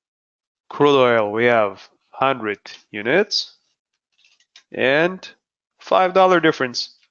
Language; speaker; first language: English; non-native, fluent; Hebrew